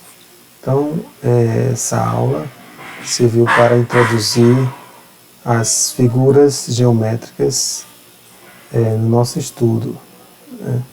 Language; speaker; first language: Portuguese; native; Portuguese